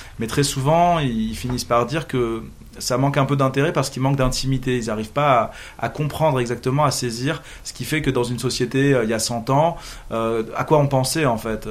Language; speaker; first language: French; native; French